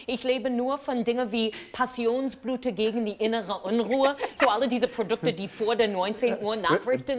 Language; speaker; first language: German; non-native, fluent; English